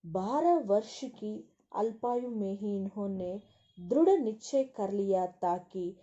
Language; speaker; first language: Hindi; non-native, local second language; Telugu